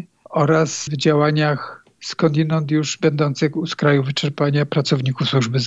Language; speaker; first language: Polish; native; Polish